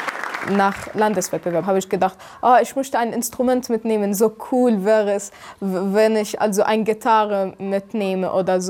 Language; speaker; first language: German; non-native, fluent; Arabic